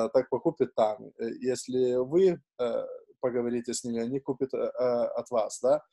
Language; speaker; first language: Russian; non-native, fluent; Lithuanian